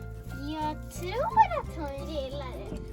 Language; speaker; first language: Swedish; early bilingual, other home language; Urdu